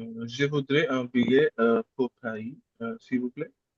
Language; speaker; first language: French; non-native, learner; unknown